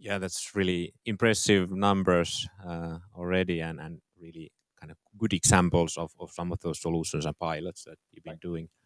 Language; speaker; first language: English; non-native, fluent; Finnish